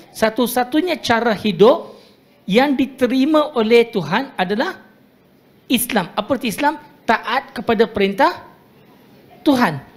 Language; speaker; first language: Malay; non-native, local second language; Tamil